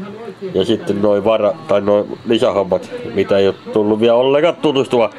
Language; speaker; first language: Finnish; native; Finnish